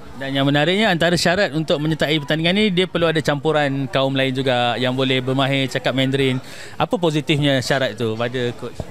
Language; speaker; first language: Malay; native; Malay